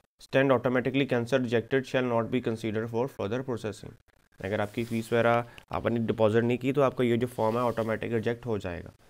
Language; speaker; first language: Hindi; non-native, local second language; Punjabi